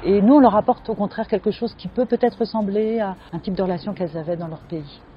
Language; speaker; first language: French; native; French